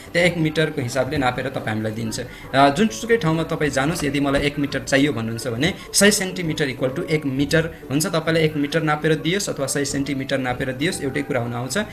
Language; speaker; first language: Nepali; non-native, local second language; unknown